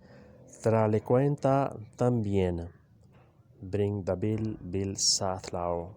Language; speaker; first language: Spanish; non-native, learner; Urdu